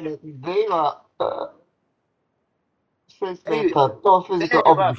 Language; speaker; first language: Japanese; non-native, fluent; Chinese